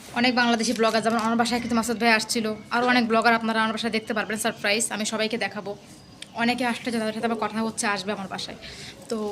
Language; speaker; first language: Bangla; native; Bangla